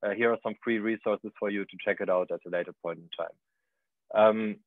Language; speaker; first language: English; non-native, fluent; German